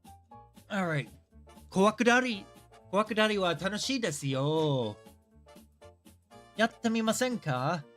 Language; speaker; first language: Japanese; non-native, learner; English